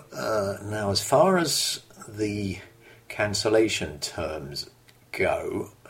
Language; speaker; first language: English; native; English